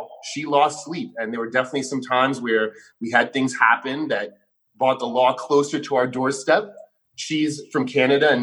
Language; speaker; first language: English; native; English